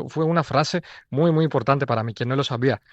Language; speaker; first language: Spanish; non-native, fluent; Greek